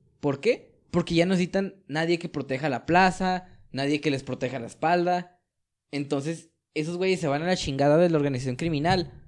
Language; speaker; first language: Spanish; native; Spanish